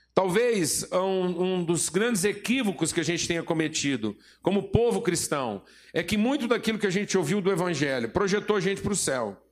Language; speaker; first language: Portuguese; native; Portuguese